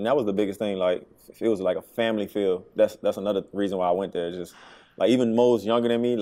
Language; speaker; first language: English; native; English